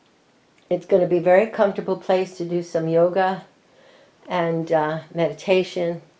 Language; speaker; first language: English; native; English